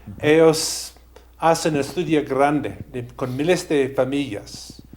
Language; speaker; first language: Spanish; non-native, fluent; English